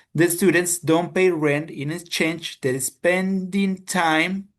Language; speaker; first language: English; non-native, fluent; Spanish